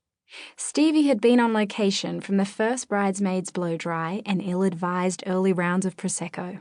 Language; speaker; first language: English; native; English